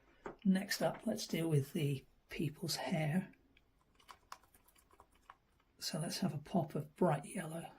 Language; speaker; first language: English; native; English